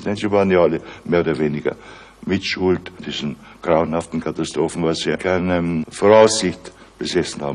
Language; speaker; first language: German; native; German